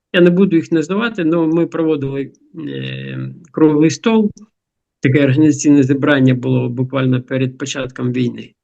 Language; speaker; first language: Ukrainian; non-native, local second language; Russian